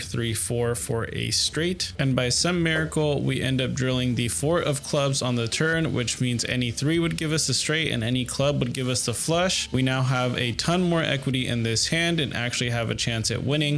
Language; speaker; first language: English; native; English